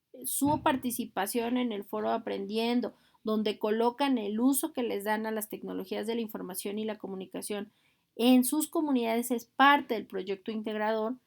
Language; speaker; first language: Spanish; native; Spanish